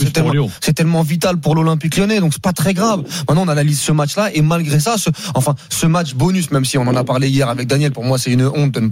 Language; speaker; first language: French; native; French